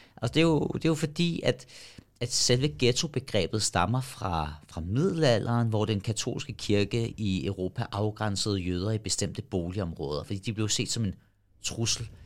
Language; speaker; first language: Danish; early bilingual, other home language; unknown